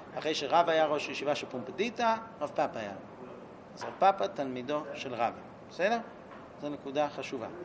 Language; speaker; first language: Hebrew; non-native, fluent; English